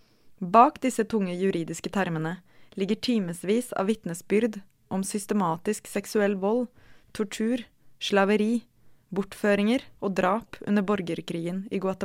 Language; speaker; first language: Norwegian; native; Norwegian